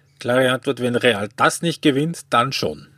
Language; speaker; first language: German; native; German